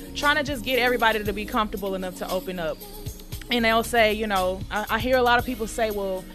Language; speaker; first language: English; native; English